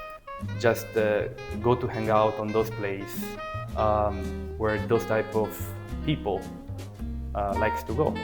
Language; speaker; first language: English; early bilingual, other home language; Italian